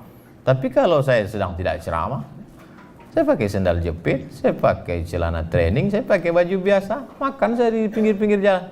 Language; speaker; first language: Indonesian; native; Indonesian